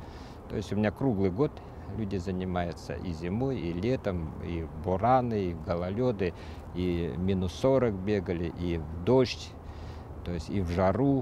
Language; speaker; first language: Russian; native; Russian